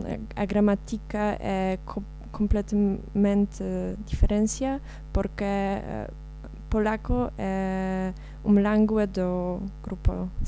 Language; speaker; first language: Portuguese; non-native, learner; Polish